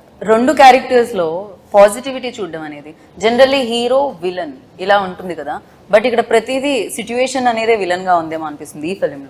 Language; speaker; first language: Telugu; native; Telugu